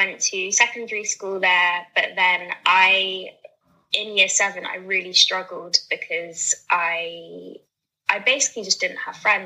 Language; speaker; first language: English; native; English